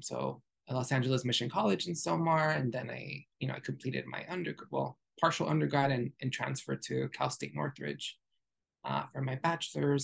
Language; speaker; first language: English; early bilingual, other home language; Spanish